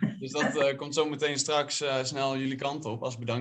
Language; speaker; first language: Dutch; native; Dutch